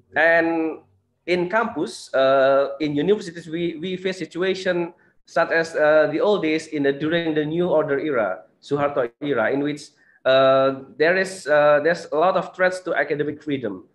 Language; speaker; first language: English; non-native, fluent; Indonesian